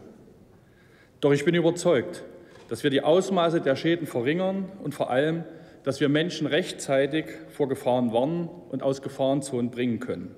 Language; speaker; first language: German; native; German